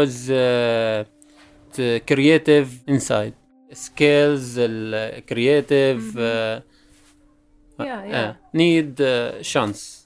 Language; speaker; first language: English; non-native, learner; Arabic